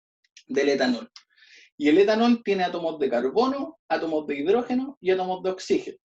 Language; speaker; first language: Spanish; native; Spanish